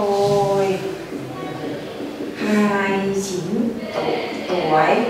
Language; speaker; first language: Vietnamese; non-native, learner; Thai